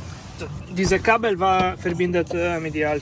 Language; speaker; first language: German; non-native, learner; Italian